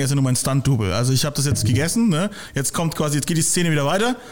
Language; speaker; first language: German; native; German